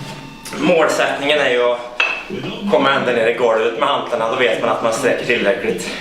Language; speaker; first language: Swedish; native; Swedish